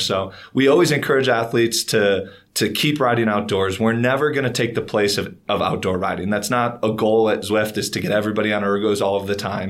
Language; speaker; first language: English; native; English